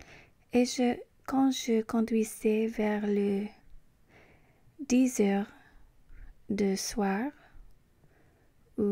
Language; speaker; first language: French; non-native, learner; English